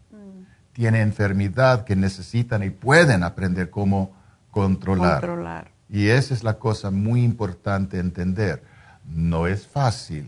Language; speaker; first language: Spanish; non-native, fluent; English